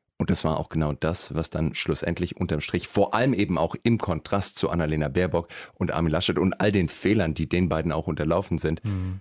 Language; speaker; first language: German; native; German